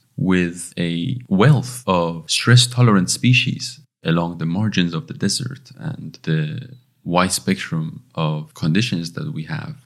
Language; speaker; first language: English; non-native, fluent; Persian